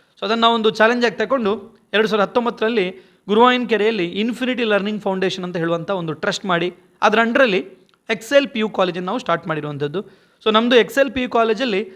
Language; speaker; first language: Kannada; native; Kannada